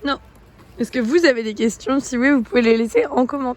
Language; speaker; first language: French; native; French